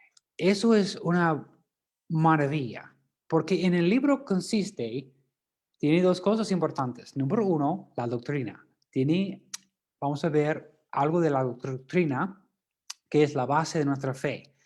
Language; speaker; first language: Spanish; non-native, fluent; English